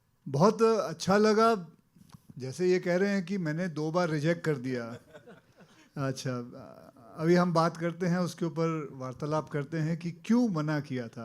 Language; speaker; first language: Hindi; native; Hindi